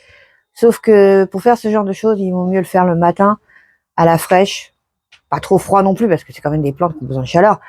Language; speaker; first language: French; native; French